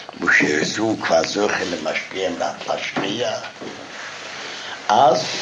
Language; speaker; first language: Hebrew; non-native, fluent; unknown